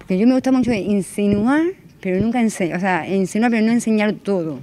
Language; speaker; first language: Spanish; native; Spanish